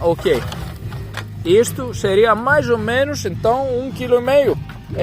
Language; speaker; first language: Portuguese; non-native, fluent; Greek